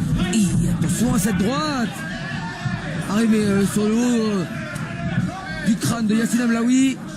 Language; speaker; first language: French; native; French